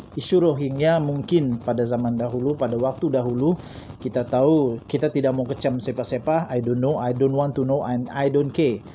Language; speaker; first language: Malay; non-native, local second language; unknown